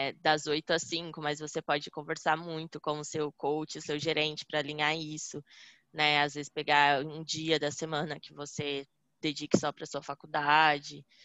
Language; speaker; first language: Portuguese; native; Portuguese